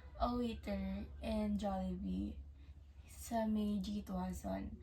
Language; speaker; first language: English; native; English